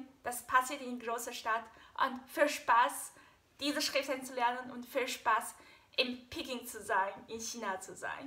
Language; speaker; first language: German; non-native, fluent; Chinese